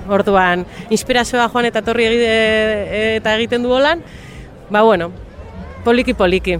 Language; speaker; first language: Basque; non-native, local second language; Spanish